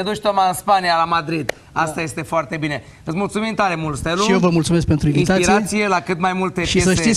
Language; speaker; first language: Romanian; native; Romanian